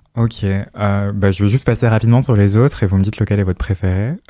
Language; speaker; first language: French; native; French